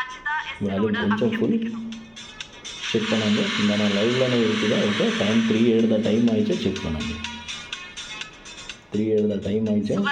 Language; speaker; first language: Tamil; non-native, learner; Kannada